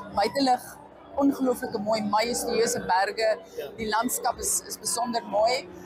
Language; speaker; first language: Afrikaans; native; Afrikaans